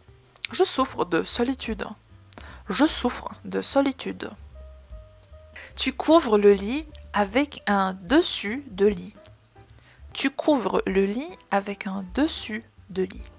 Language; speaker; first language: French; non-native, fluent; Polish